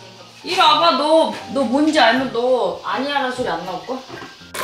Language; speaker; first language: Korean; native; Korean